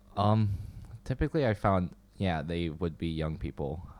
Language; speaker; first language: English; non-native, fluent; Chinese